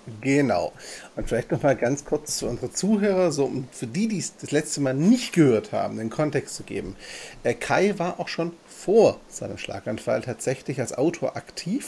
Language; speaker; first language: German; native; German